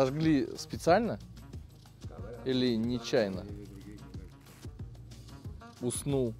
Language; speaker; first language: Russian; native; Russian